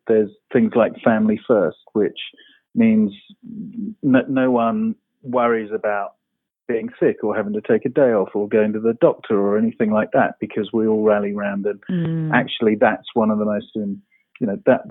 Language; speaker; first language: English; native; English